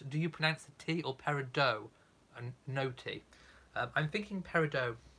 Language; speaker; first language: English; native; English